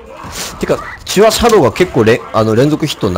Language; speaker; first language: Japanese; native; Japanese